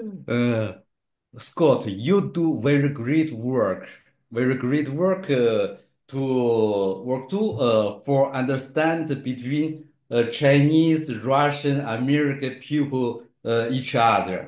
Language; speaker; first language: English; non-native, learner; Chinese